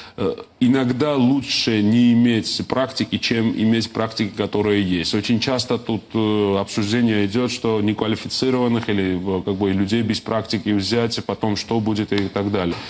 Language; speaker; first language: Russian; non-native, local second language; Georgian